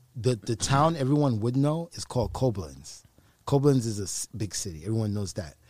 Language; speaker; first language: English; native; English